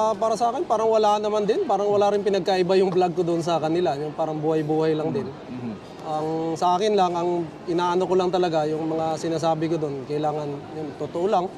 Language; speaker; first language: Filipino; non-native, local second language; Cebuano